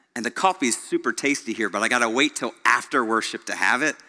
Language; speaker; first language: English; native; English